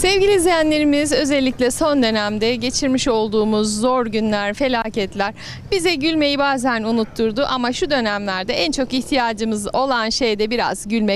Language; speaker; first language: Turkish; native; Turkish